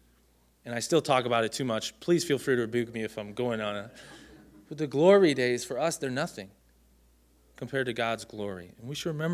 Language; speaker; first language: English; native; English